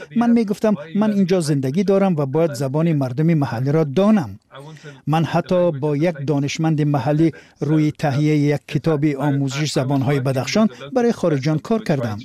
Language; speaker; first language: Persian; non-native, fluent; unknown